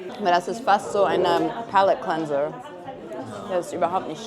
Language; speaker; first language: German; non-native, fluent; French